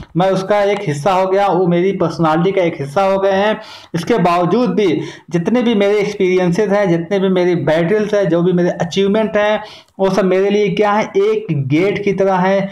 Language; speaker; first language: Hindi; native; Hindi